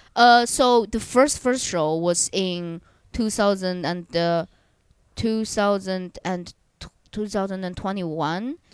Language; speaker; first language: English; non-native, fluent; Chinese